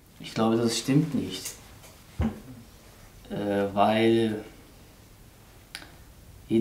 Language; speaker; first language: German; non-native, learner; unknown